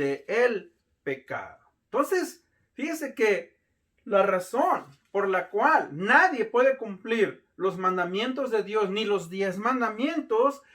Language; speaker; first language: Spanish; native; Spanish